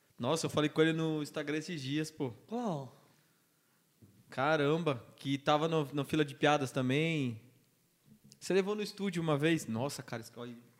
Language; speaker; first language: Portuguese; native; Portuguese